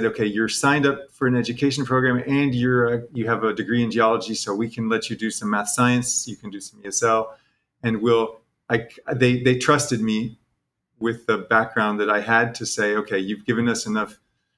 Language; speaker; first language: English; native; English